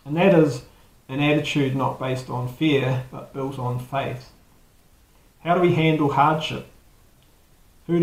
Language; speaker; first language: English; native; English